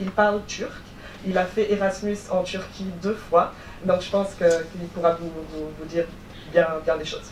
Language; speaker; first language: French; native; French